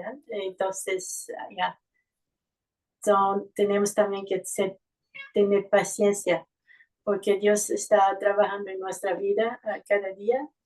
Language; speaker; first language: Spanish; non-native, fluent; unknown